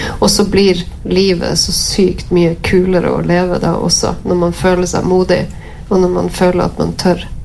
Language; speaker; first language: Norwegian; native; Norwegian